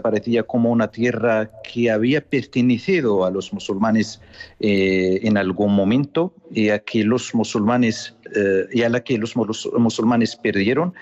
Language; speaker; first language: Spanish; non-native, fluent; Arabic